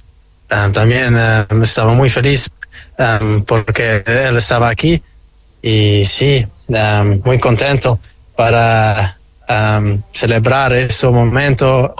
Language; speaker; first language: Spanish; early bilingual, heritage; Spanish